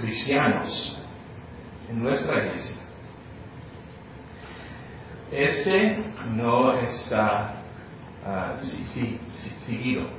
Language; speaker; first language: Spanish; non-native, fluent; English